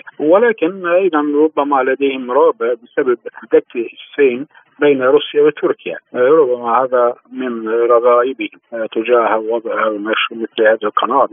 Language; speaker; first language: Arabic; non-native, fluent; Turkish